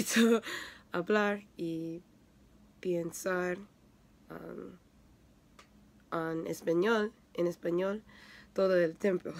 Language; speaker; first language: Spanish; non-native, learner; English